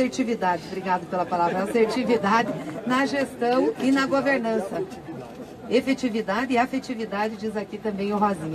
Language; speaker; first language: Portuguese; native; Portuguese